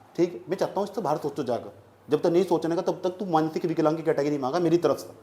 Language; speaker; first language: Hindi; native; Hindi